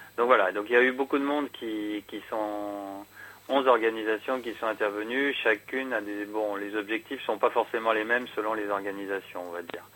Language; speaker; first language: French; native; French